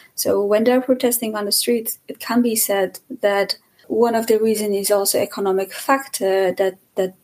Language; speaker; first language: English; non-native, fluent; Persian